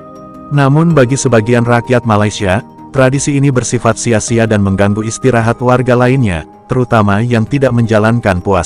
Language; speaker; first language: Indonesian; native; Indonesian